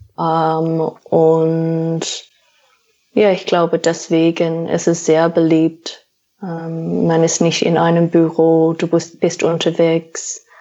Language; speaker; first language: German; non-native, fluent; English